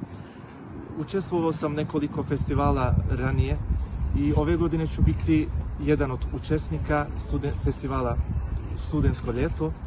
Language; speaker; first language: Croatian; early bilingual, heritage; Bosnian